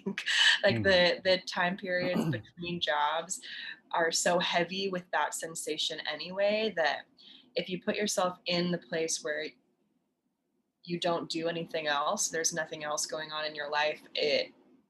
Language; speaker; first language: English; native; English